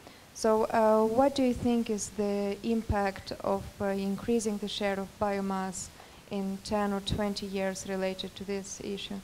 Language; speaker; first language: English; non-native, fluent; Romanian